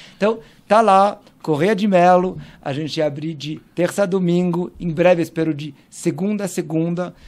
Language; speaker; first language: Portuguese; non-native, fluent; French